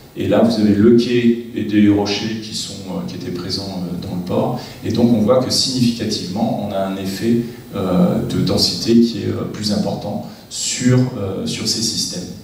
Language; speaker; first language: French; native; French